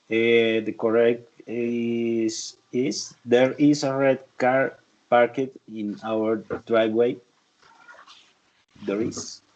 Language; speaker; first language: English; non-native, learner; Spanish